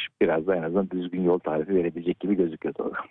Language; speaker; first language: Turkish; native; Turkish